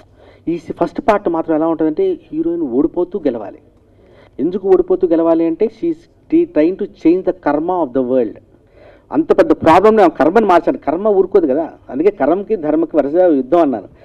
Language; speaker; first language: Telugu; native; Telugu